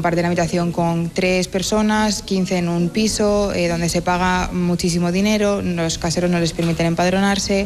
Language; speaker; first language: Spanish; native; Spanish